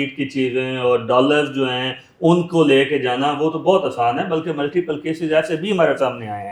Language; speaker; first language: Urdu; native; Urdu